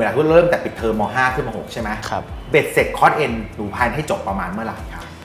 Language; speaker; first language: Thai; native; Thai